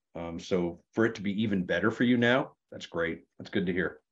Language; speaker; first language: English; native; English